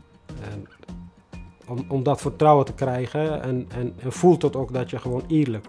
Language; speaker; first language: Dutch; non-native, fluent; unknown